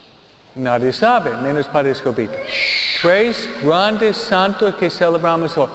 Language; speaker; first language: Spanish; non-native, fluent; English